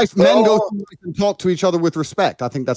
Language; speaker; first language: English; native; English